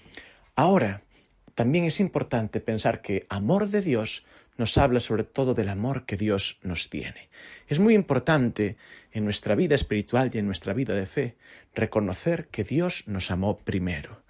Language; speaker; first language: Spanish; native; Spanish